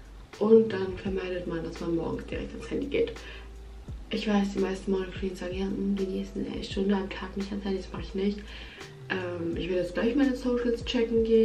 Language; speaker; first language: German; native; German